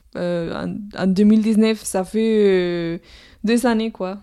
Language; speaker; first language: French; non-native, fluent; Spanish